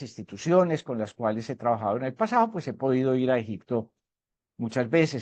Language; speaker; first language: Spanish; native; Spanish